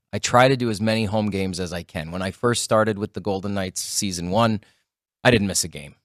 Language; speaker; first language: English; native; English